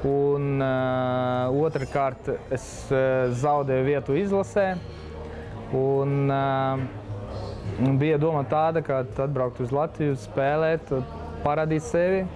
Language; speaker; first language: Latvian; non-native, local second language; Russian